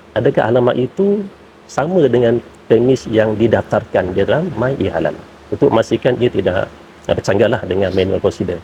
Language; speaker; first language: Malay; native; Malay